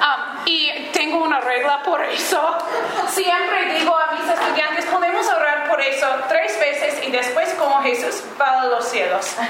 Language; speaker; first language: Spanish; non-native, learner; English